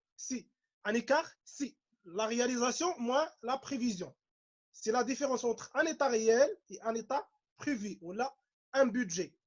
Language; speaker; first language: French; non-native, local second language; Arabic